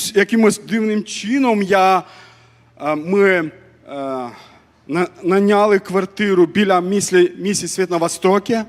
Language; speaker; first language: Ukrainian; non-native, fluent; Armenian